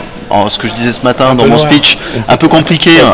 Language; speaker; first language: French; native; French